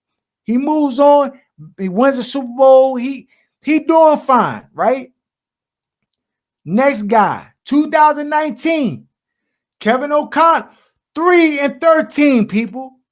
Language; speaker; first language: English; native; English